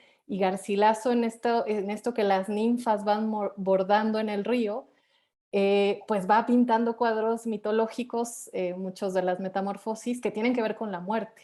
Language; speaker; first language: Spanish; native; Spanish